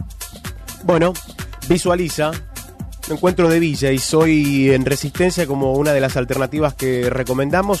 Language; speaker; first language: Spanish; native; Spanish